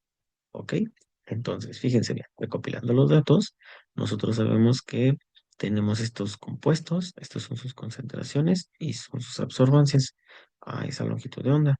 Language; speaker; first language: Spanish; native; Spanish